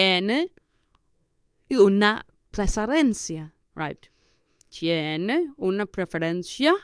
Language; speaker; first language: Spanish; non-native, fluent; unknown